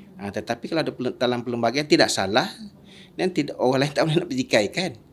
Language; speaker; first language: Malay; native; Malay